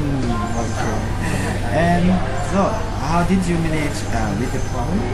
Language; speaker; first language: English; non-native, learner; Thai